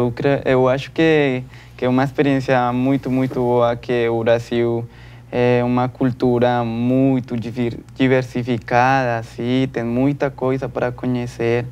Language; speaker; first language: Portuguese; non-native, learner; Spanish